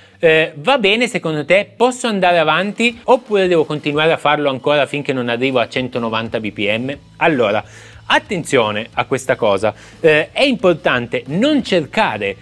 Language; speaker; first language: Italian; native; Italian